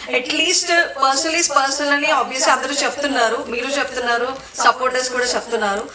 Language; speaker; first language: Telugu; native; Telugu